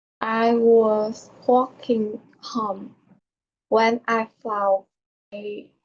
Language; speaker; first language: English; non-native, learner; Vietnamese